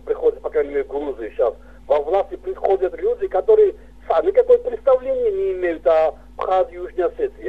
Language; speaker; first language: Russian; non-native, local second language; Georgian